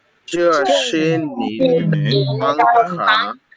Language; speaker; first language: Chinese; non-native, learner; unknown